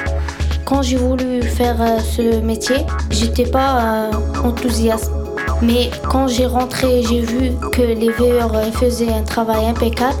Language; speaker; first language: French; non-native, fluent; Arabic